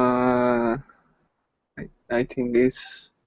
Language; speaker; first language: English; non-native, learner; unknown